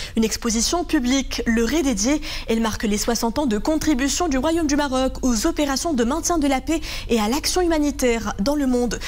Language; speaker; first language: French; non-native, local second language; Arabic